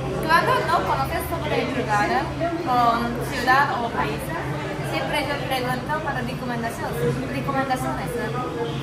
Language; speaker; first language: Spanish; non-native, learner; Japanese